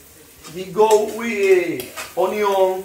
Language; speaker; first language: English; non-native, learner; Spanish